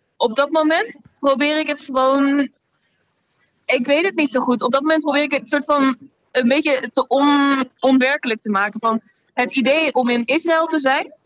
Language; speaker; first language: Dutch; native; Dutch